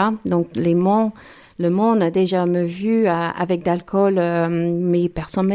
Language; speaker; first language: French; non-native, learner; English